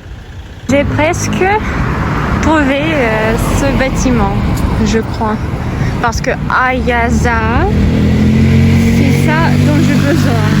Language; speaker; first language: French; non-native, fluent; Russian